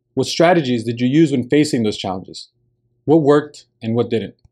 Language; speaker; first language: English; early bilingual, other home language; Spanish